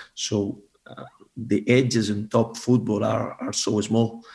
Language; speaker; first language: English; non-native, fluent; Spanish